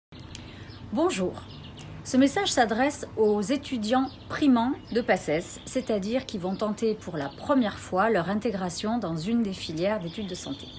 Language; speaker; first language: French; native; French